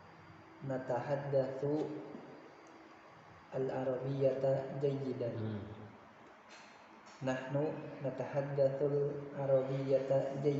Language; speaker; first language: Arabic; non-native, learner; Indonesian